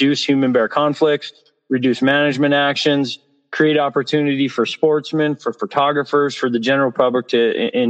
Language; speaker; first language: English; native; English